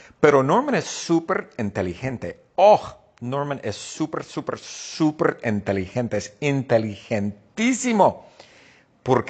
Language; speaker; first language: Spanish; non-native, fluent; English